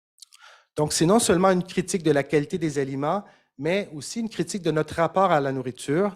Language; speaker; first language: French; native; French